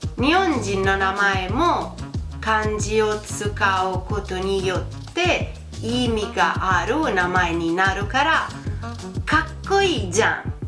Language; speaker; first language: Japanese; non-native, fluent; Italian